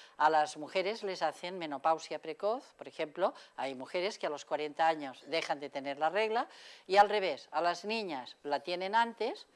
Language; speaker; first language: Spanish; non-native, local second language; Catalan